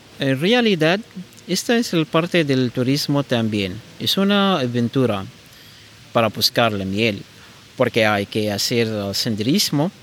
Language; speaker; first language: Spanish; non-native, learner; Arabic